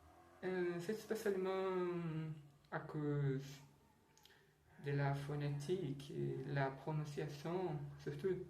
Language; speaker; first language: French; non-native, learner; Portuguese